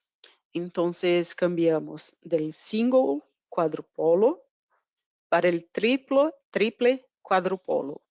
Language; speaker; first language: Spanish; non-native, fluent; Portuguese